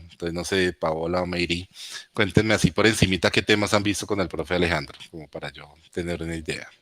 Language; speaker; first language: Spanish; native; Spanish